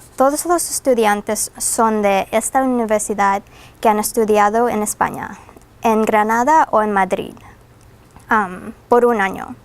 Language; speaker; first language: Spanish; non-native, fluent; English